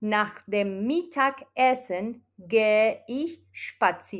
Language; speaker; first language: German; non-native, fluent; Spanish